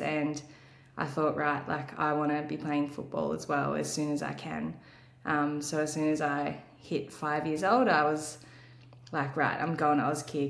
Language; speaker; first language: English; native; English